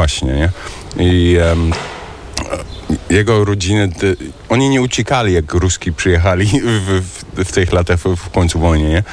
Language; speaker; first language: Polish; early bilingual, heritage; German